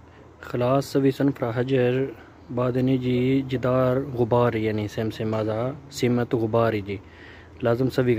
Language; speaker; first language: Arabic; non-native, learner; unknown